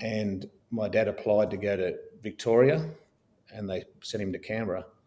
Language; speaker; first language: English; native; English